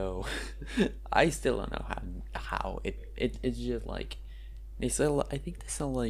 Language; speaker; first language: English; non-native, fluent; Norwegian